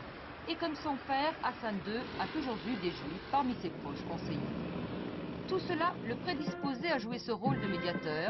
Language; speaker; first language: French; native; French